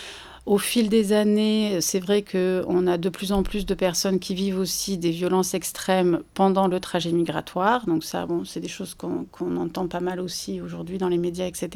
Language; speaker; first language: French; native; French